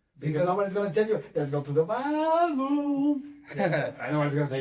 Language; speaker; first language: English; non-native, fluent; Spanish